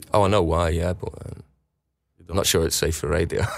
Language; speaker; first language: English; native; English